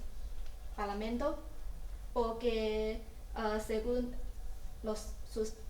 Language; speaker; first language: Spanish; non-native, learner; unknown